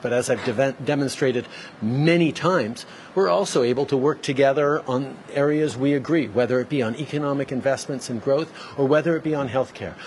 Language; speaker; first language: English; early bilingual, other home language; French